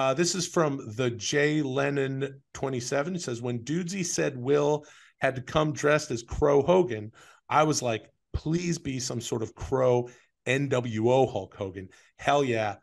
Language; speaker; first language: English; native; English